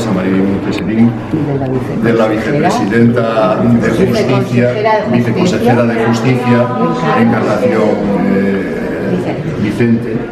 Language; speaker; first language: Spanish; native; Spanish